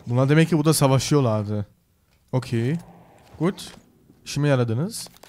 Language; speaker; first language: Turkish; early bilingual, heritage; Turkish